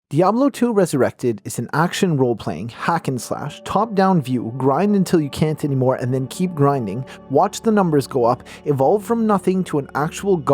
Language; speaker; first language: English; native; English